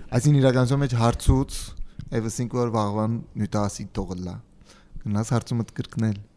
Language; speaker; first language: Armenian; early bilingual, heritage; Armenian